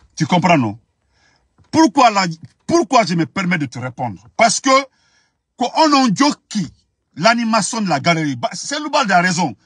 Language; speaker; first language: French; non-native, local second language; Fula